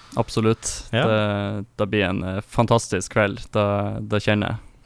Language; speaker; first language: Norwegian; native; Norwegian